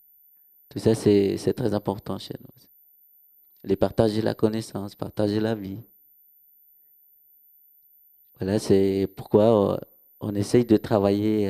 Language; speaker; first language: French; non-native, local second language; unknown